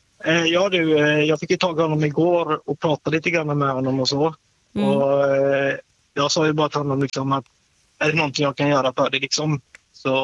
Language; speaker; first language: Swedish; native; Swedish